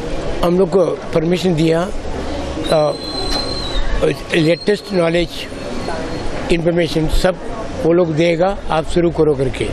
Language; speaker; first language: Hindi; non-native, local second language; Tamil